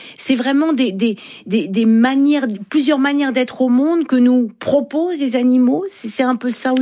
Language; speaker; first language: French; native; French